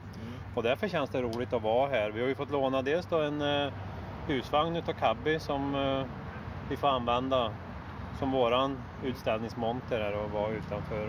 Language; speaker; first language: Swedish; native; Swedish